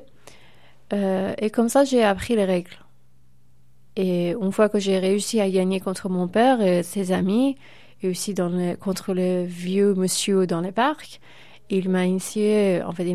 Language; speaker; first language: French; non-native, fluent; Persian